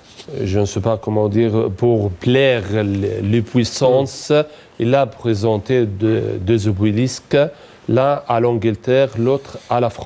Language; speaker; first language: French; non-native, fluent; Arabic